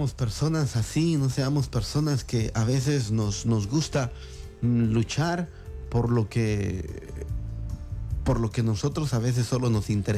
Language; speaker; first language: Spanish; native; Spanish